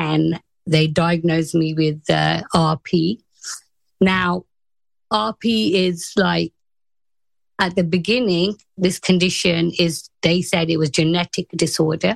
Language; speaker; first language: English; native; English